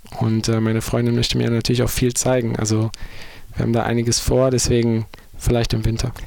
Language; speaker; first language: German; native; German